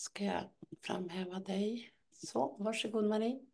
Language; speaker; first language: Swedish; native; Swedish